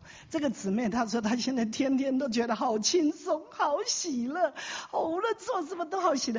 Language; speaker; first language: Chinese; native; Chinese